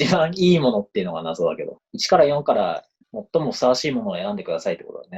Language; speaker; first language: Japanese; native; Japanese